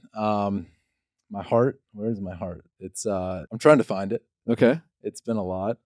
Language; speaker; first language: English; native; English